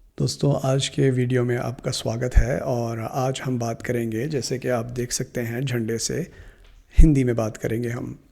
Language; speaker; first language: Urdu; native; Urdu